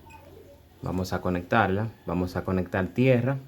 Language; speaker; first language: Spanish; native; Spanish